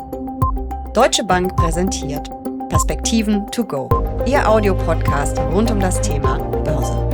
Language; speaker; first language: German; native; German